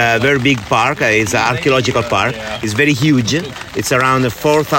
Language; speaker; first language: English; non-native, fluent; Italian